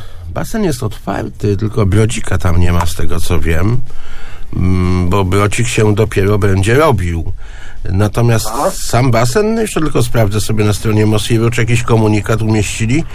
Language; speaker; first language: Polish; native; Polish